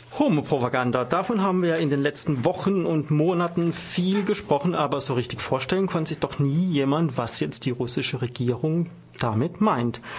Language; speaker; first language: German; native; German